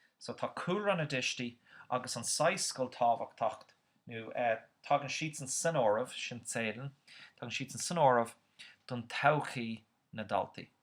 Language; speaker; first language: Irish; native; Irish